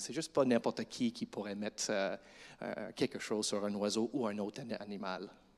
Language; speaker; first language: French; native; French